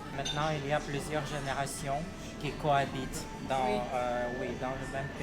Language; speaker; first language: French; non-native, fluent; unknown